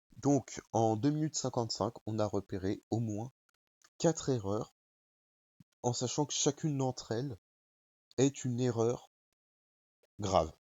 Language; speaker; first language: French; native; French